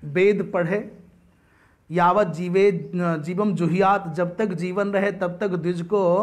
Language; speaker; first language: Hindi; native; Hindi